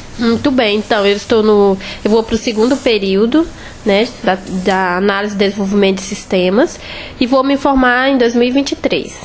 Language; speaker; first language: Portuguese; native; Portuguese